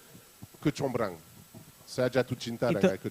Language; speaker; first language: Indonesian; non-native, fluent; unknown